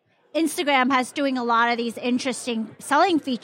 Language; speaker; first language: English; non-native, local second language; Cantonese